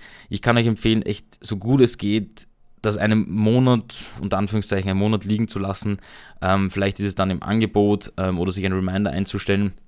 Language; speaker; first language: German; native; German